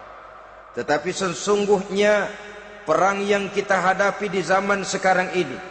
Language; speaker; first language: Indonesian; native; Indonesian